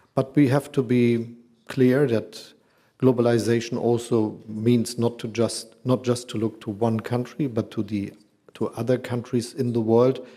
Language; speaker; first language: English; non-native, fluent; German